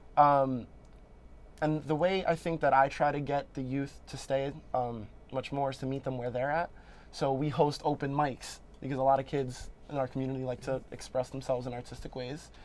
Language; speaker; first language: English; native; English